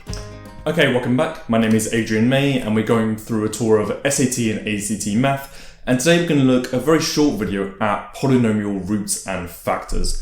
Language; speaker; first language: English; native; English